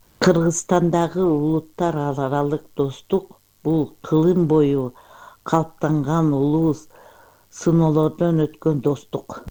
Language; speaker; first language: Kyrgyz; non-native, local second language; Uyghur